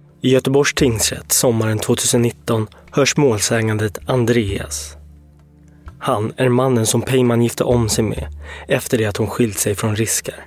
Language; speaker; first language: Swedish; native; Swedish